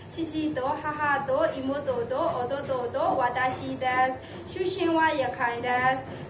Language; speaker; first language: Japanese; non-native, learner; Burmese